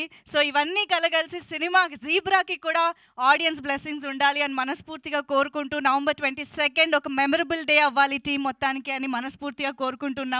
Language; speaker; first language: Telugu; native; Telugu